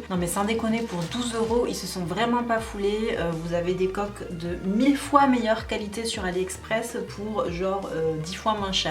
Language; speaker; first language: French; native; French